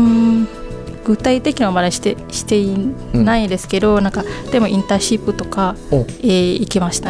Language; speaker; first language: Japanese; non-native, fluent; Malay